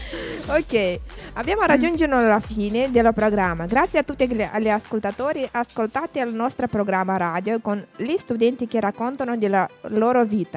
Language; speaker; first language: Italian; non-native, learner; Romanian